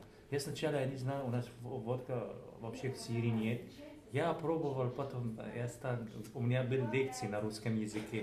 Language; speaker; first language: Russian; non-native, learner; Arabic